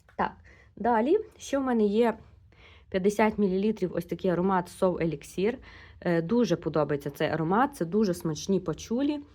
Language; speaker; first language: Ukrainian; non-native, local second language; Russian